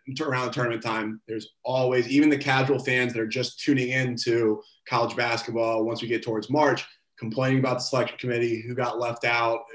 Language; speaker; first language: English; native; English